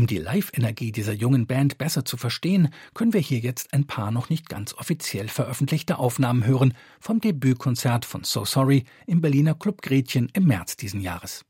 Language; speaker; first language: German; native; German